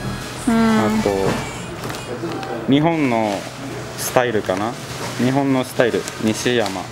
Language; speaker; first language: Japanese; non-native, learner; Spanish